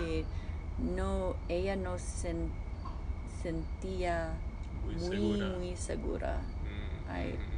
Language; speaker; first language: Spanish; non-native, fluent; English